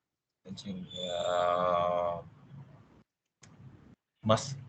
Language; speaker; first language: English; non-native, learner; Vietnamese